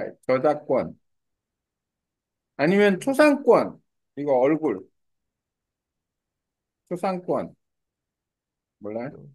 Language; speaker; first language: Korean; non-native, learner; Vietnamese